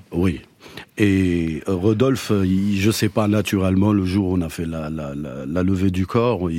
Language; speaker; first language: French; native; French